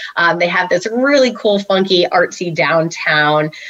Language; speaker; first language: English; native; English